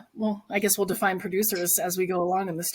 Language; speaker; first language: English; native; English